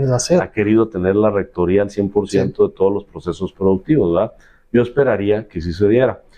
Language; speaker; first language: Spanish; native; Spanish